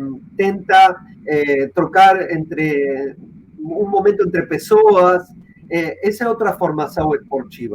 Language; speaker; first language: Portuguese; non-native, fluent; Spanish